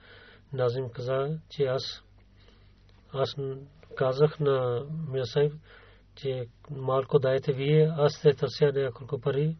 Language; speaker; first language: Bulgarian; non-native, learner; Urdu